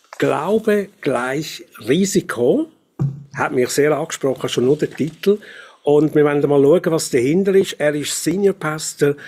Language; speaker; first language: German; native; German